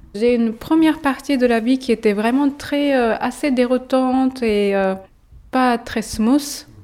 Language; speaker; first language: French; non-native, fluent; Japanese